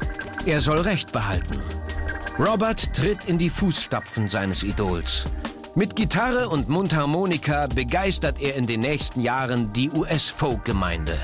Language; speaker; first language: German; native; German